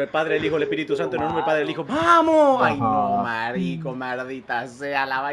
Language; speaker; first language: Spanish; native; Spanish